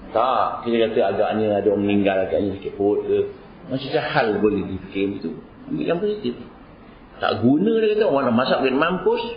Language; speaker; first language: Malay; native; Malay